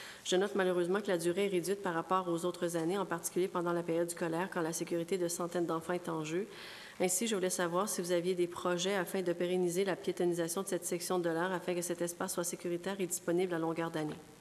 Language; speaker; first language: French; native; French